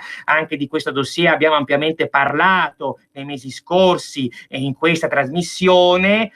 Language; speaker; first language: Italian; native; Italian